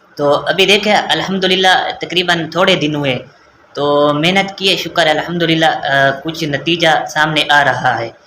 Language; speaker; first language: Urdu; non-native, local second language; Baluchi